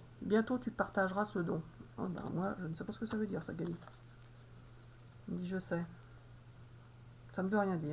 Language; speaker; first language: French; native; French